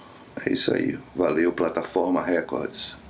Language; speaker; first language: Portuguese; native; Portuguese